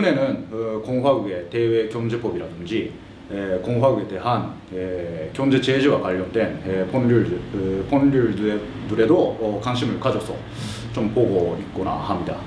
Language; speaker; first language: Korean; early bilingual, heritage; Korean